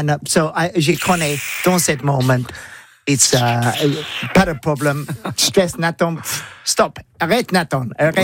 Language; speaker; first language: French; non-native, learner; English